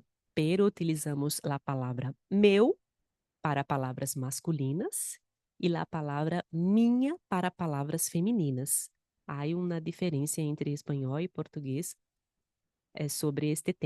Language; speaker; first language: Portuguese; non-native, fluent; Spanish